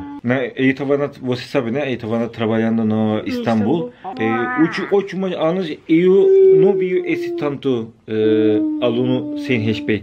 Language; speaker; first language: Portuguese; non-native, learner; Turkish